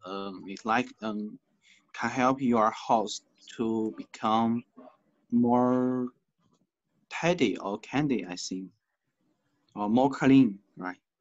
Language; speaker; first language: English; non-native, learner; Chinese